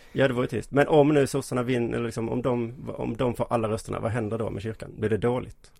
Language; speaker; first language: Swedish; native; Swedish